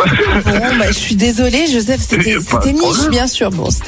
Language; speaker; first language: French; native; French